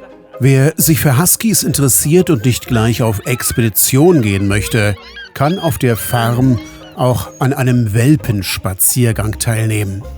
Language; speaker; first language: German; native; German